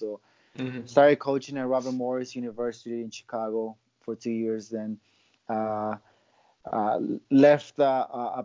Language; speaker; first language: English; non-native, fluent; Spanish